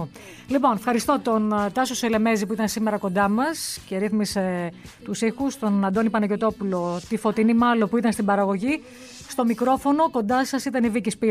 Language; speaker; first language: Greek; native; Greek